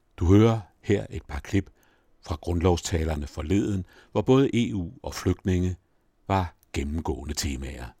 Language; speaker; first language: Danish; native; Danish